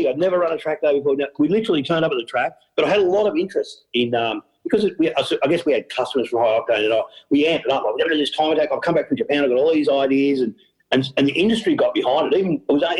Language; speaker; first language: English; native; English